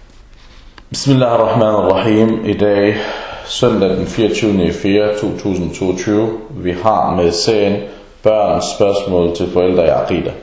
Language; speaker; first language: Danish; early bilingual, other home language; Arabic